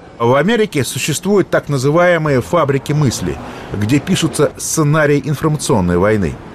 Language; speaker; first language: Russian; native; Russian